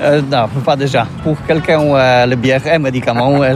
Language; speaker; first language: French; non-native, learner; Polish